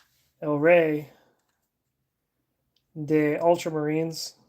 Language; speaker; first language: Spanish; non-native, learner; English